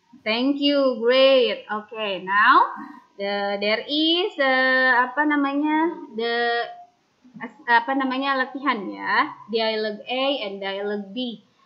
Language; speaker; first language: English; non-native, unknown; Indonesian